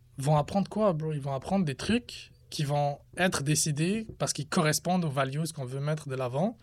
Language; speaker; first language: French; early bilingual, other home language; Arabic